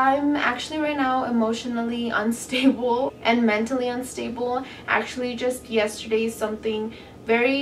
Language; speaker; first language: English; native; English